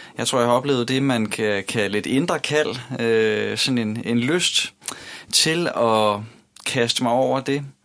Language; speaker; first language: Danish; native; Danish